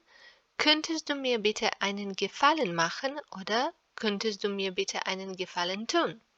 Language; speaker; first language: German; non-native, fluent; Serbian